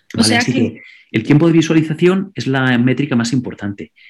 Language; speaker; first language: Spanish; non-native, local second language; Catalan